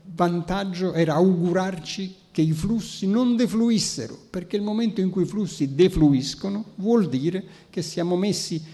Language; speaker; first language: Italian; native; Italian